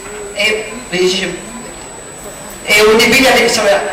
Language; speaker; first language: French; native; French